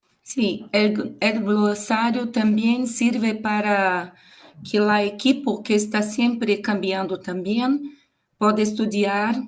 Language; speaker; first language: Spanish; non-native, learner; Portuguese